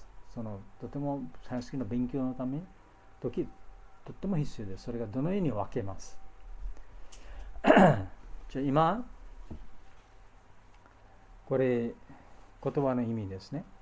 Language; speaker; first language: Japanese; non-native, fluent; Bangla